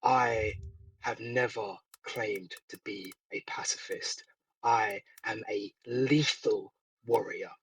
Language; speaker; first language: English; native; English